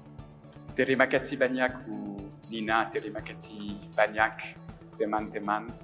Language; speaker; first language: Indonesian; non-native, learner; French